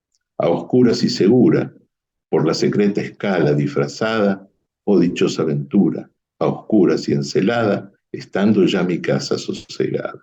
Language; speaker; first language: Spanish; native; Spanish